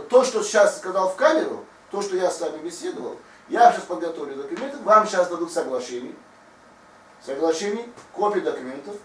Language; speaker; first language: Russian; non-native, fluent; Tajik